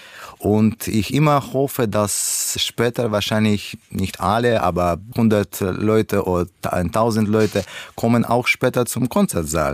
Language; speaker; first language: German; non-native, learner; Russian